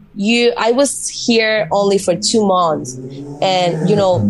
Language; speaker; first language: English; non-native, fluent; Spanish